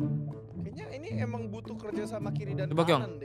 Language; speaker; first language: Indonesian; native; Indonesian